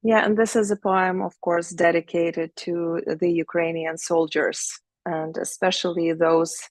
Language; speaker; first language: English; non-native, fluent; Ukrainian